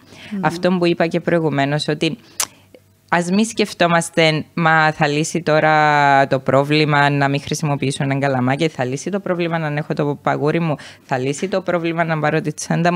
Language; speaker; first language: Greek; native; Greek